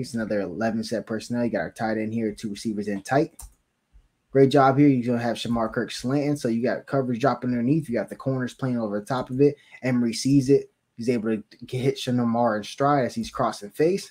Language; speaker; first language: English; native; English